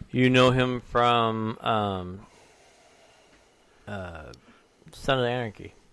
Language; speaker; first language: English; native; English